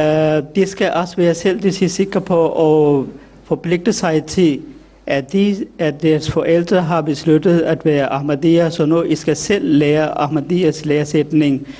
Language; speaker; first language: Danish; non-native, fluent; Urdu